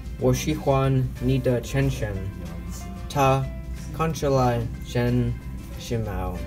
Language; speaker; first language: Chinese; non-native, learner; English